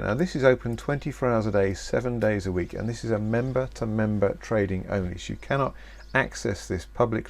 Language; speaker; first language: English; native; English